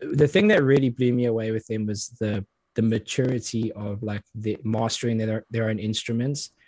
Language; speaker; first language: English; native; English